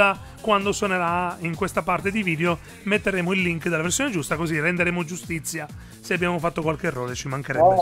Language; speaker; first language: Italian; native; Italian